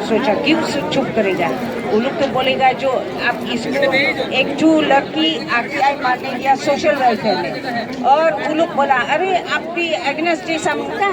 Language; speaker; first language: Hindi; non-native, local second language; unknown